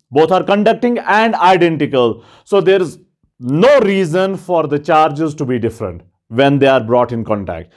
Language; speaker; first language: English; non-native, local second language; Kashmiri